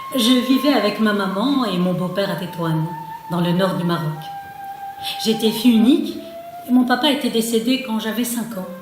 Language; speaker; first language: French; non-native, local second language; Arabic